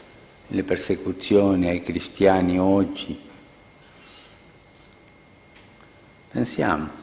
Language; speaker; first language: Italian; non-native, fluent; Spanish